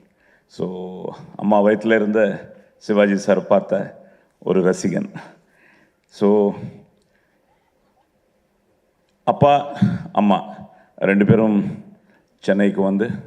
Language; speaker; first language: Tamil; non-native, local second language; Telugu